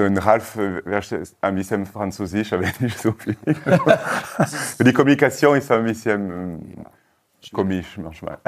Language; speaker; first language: German; non-native, learner; French